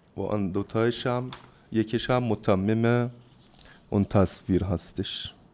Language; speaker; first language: Persian; non-native, fluent; Turkish